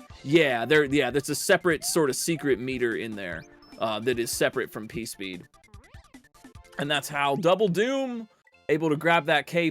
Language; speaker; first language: English; native; English